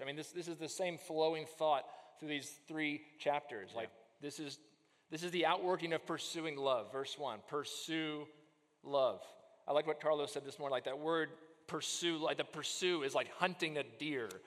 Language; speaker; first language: English; native; English